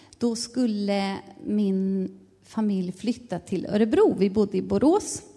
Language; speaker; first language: Swedish; native; Swedish